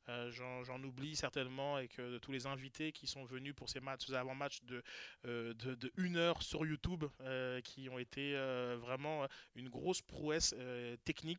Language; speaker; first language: French; native; French